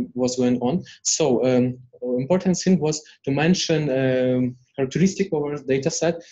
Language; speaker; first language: English; non-native, fluent; Ukrainian